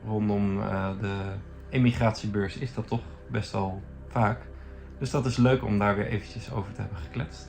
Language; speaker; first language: Dutch; native; Dutch